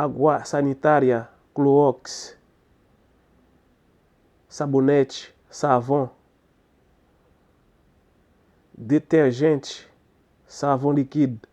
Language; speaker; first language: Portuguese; non-native, fluent; Haitian Creole